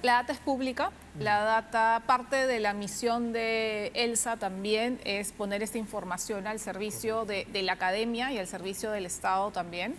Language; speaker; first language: Spanish; native; Spanish